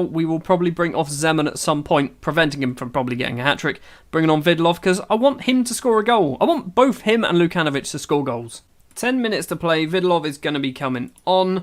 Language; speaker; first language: English; native; English